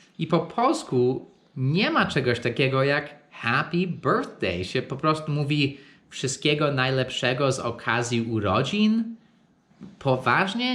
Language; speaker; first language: Polish; non-native, fluent; English